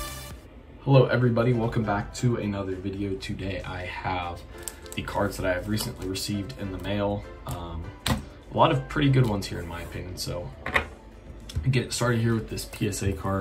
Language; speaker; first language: English; native; English